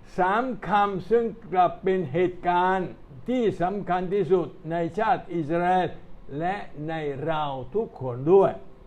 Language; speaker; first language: Thai; non-native, fluent; Italian